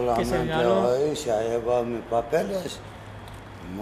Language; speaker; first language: Spanish; non-native, learner; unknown